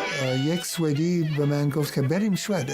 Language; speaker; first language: Persian; non-native, fluent; English